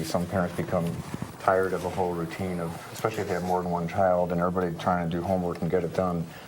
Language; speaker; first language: English; native; English